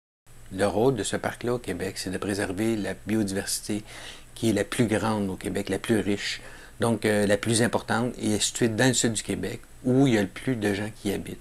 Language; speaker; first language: French; native; French